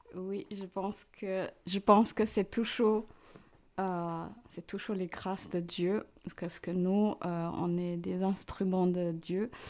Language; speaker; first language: French; non-native, fluent; Chinese